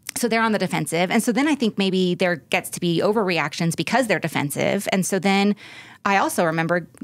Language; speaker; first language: English; native; English